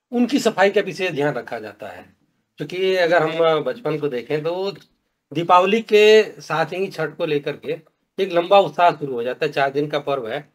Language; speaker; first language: Hindi; native; Hindi